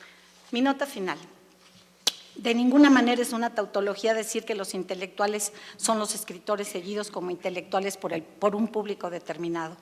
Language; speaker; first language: Spanish; native; Spanish